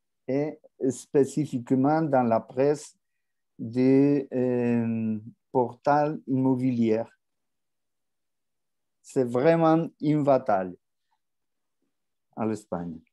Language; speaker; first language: French; non-native, learner; Spanish